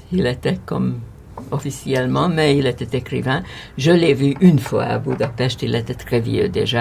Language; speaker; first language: French; non-native, fluent; Hungarian